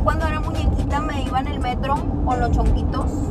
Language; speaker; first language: Spanish; native; Spanish